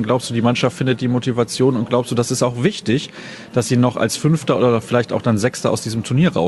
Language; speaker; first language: German; native; German